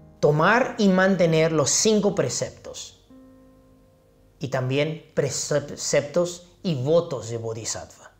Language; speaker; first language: Spanish; non-native, fluent; Chinese